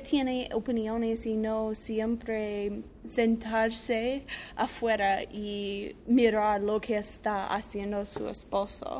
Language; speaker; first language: Spanish; non-native, learner; English